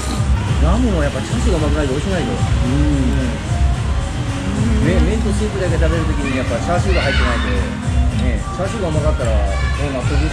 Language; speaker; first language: Japanese; native; Japanese